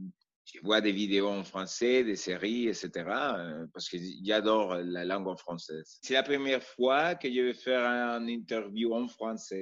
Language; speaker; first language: French; non-native, learner; Spanish